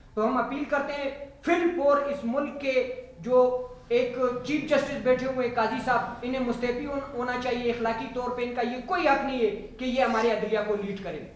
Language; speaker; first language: Urdu; non-native, local second language; Pashto